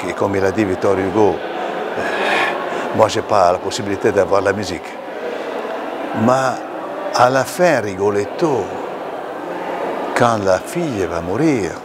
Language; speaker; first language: French; non-native, fluent; Italian